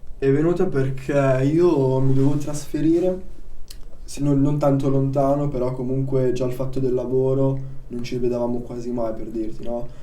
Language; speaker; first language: Italian; early bilingual, other home language; Albanian